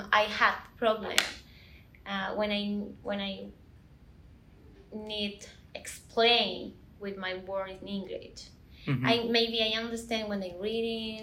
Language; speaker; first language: English; non-native, learner; Spanish